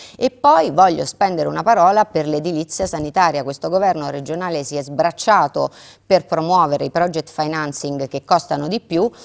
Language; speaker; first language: Italian; native; Italian